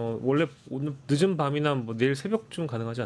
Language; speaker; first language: Korean; native; Korean